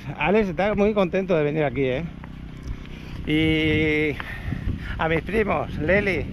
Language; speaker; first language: Spanish; native; Spanish